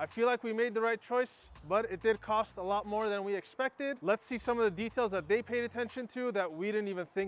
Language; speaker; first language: English; native; English